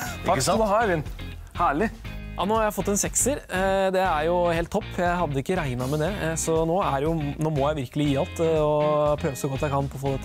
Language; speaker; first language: Norwegian; native; Norwegian